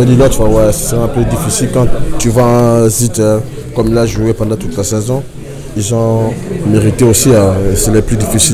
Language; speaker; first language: French; non-native, local second language; Lingala